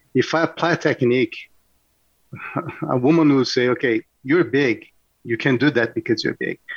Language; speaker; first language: English; non-native, fluent; Portuguese